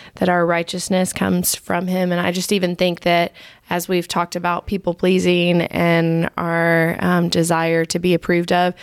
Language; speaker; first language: English; native; English